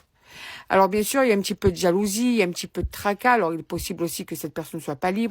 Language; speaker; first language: French; native; French